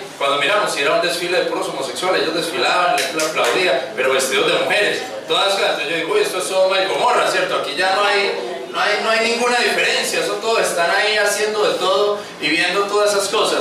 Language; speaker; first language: Spanish; native; Spanish